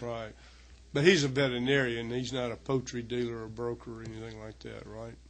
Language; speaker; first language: English; native; English